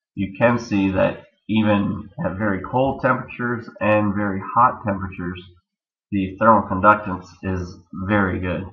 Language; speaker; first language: English; native; English